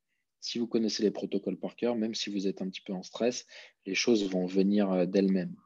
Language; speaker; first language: French; native; French